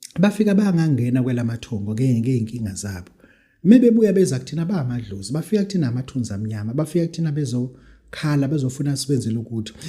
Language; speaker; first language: Zulu; native; Zulu